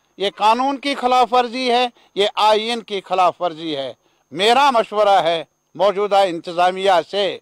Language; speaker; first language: Hindi; non-native, local second language; Kashmiri